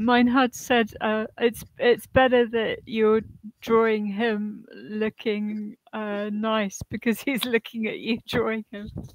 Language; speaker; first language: English; native; English